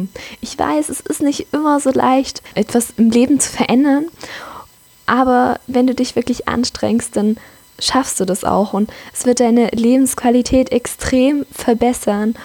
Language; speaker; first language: German; native; German